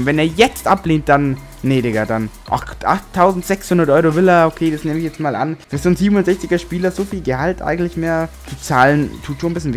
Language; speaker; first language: German; native; German